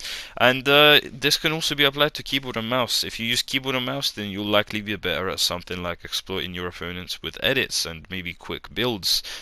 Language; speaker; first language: English; native; English